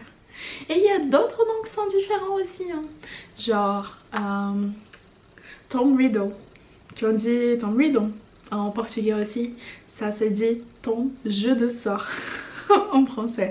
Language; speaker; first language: French; non-native, fluent; Portuguese